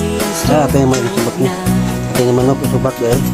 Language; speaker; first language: Filipino; non-native, local second language; Cebuano